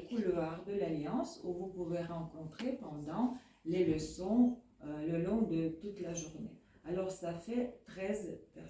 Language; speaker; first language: French; non-native, fluent; Russian